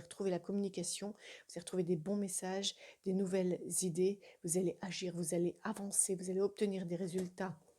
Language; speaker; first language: French; native; French